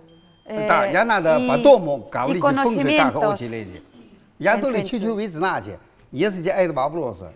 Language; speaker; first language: Russian; non-native, learner; Chinese